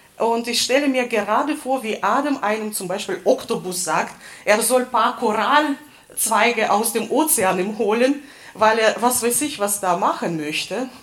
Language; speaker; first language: German; non-native, fluent; Russian